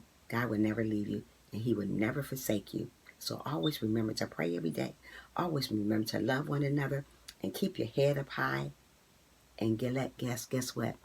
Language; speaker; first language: English; native; English